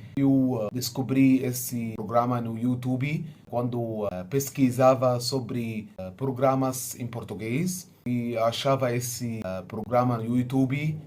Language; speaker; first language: Portuguese; non-native, fluent; Arabic